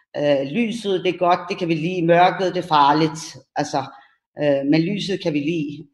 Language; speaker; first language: Danish; early bilingual, other home language; Persian